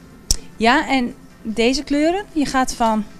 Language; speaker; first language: Dutch; native; Dutch